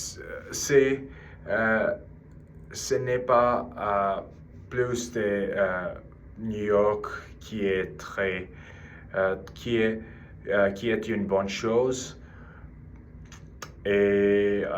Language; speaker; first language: French; non-native, learner; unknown